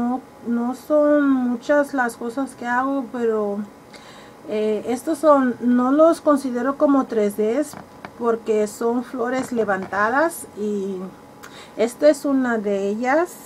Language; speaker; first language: Spanish; early bilingual, heritage; Spanish